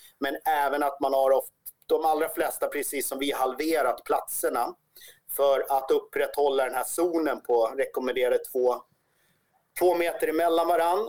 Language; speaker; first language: Swedish; native; Swedish